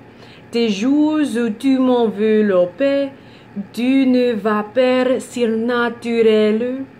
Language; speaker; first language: French; non-native, learner; English